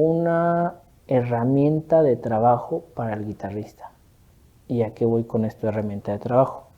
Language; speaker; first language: Spanish; native; Spanish